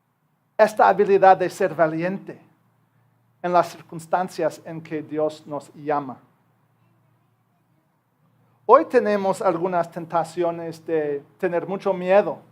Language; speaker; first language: Spanish; non-native, fluent; English